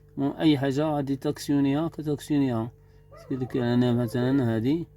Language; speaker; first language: Arabic; native; Arabic